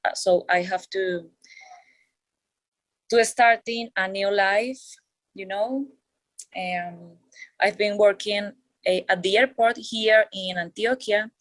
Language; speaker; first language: English; non-native, learner; Spanish